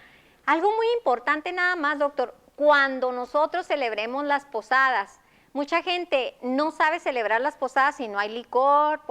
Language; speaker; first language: Spanish; native; Spanish